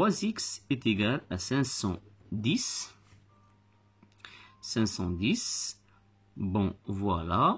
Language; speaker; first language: French; non-native, local second language; Arabic